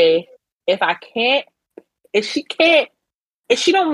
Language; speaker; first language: English; native; English